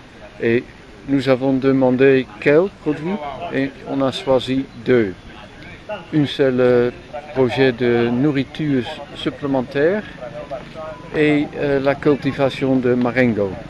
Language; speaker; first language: French; non-native, learner; Dutch